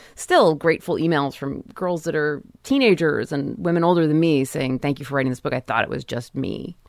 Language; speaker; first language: English; native; English